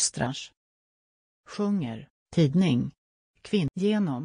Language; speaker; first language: Swedish; non-native, learner; English